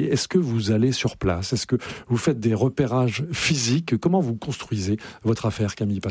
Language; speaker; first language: French; native; French